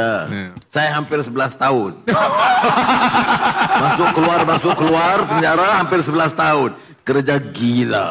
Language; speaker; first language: Malay; native; Malay